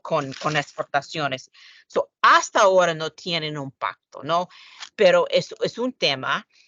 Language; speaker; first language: Spanish; non-native, fluent; English